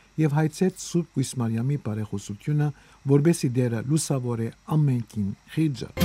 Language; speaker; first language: Armenian; native; Armenian